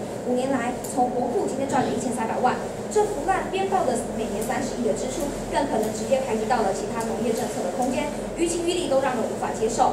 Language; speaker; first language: Chinese; native; Chinese